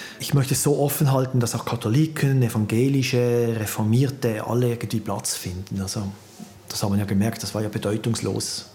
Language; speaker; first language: German; native; German